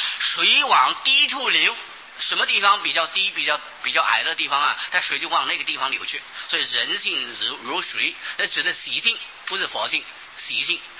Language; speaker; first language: Chinese; non-native, local second language; Hakka Chinese